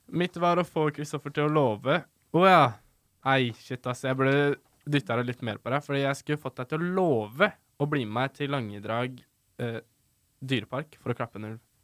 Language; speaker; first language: Norwegian; native; Norwegian